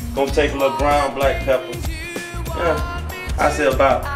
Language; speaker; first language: English; native; English